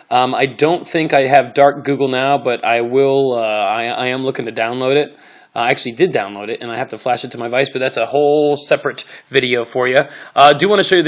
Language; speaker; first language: English; native; English